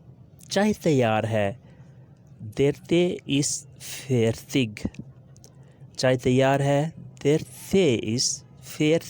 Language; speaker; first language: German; non-native, learner; Urdu